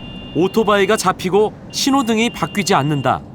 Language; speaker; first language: Korean; native; Korean